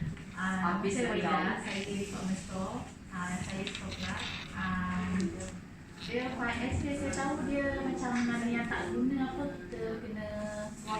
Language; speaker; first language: Malay; native; Malay